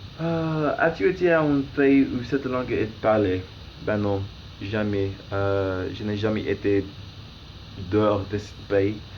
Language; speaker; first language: French; non-native, learner; English